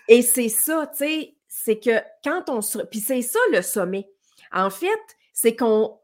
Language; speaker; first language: French; native; French